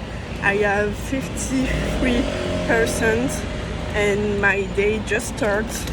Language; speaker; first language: English; non-native, learner; French